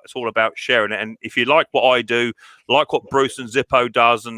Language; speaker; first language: English; native; English